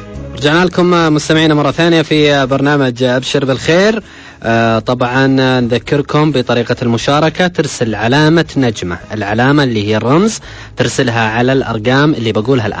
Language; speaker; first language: Arabic; native; Arabic